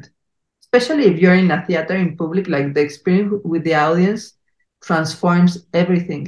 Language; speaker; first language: English; non-native, fluent; Spanish